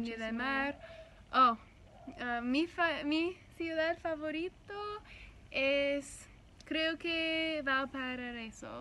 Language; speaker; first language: Spanish; non-native, learner; English